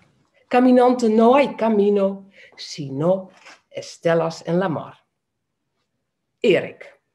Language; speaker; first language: Spanish; non-native, fluent; Dutch